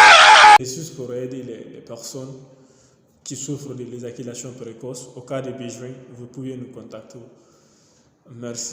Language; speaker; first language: French; non-native, local second language; Mandingo